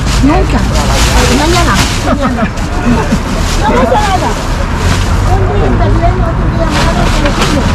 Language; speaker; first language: Spanish; non-native, learner; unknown